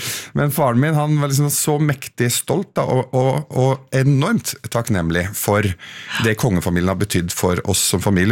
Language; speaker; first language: Norwegian; early bilingual, other home language; Arabic